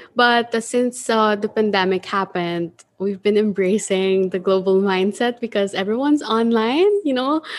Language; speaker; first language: English; non-native, local second language; Filipino